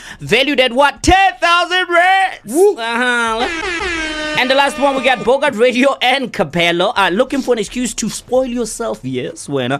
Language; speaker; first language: English; non-native, local second language; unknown